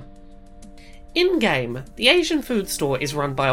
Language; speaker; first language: English; native; English